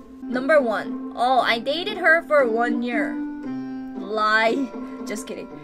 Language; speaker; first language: English; non-native, fluent; Korean